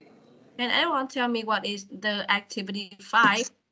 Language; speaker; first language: English; non-native, fluent; Vietnamese